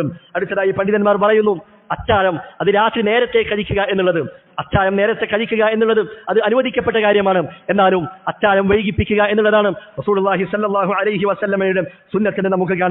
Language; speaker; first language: Malayalam; native; Malayalam